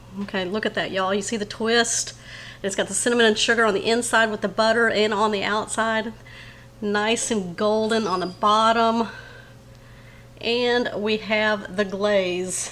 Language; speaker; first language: English; native; English